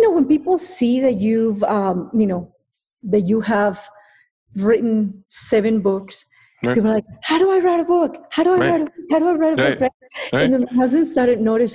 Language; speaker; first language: English; non-native, fluent; Spanish